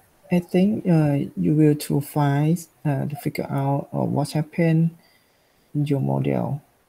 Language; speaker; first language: English; non-native, learner; Thai